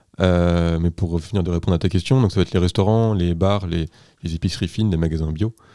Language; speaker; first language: French; native; French